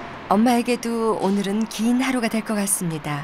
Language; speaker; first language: Korean; native; Korean